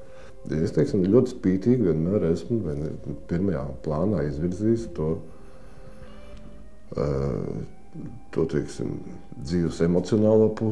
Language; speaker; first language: Latvian; native; Latvian